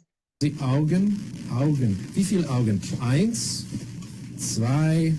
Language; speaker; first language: German; non-native, fluent; English